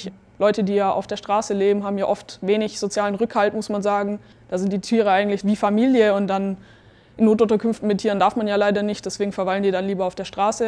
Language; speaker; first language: German; native; German